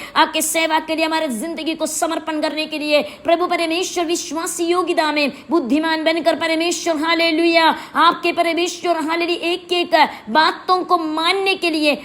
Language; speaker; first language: Hindi; non-native, local second language; Malayalam